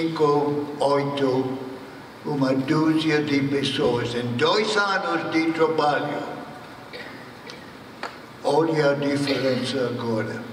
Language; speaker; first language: Portuguese; non-native, fluent; English